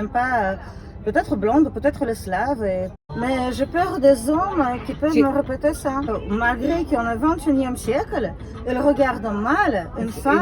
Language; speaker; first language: French; non-native, fluent; Russian